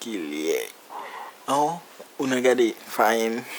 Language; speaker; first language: French; non-native, learner; Haitian Creole